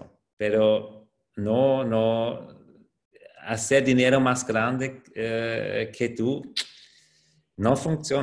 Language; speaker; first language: Spanish; non-native, fluent; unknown